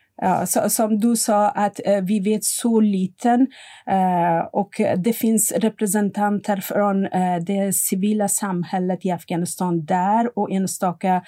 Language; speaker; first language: Swedish; non-native, fluent; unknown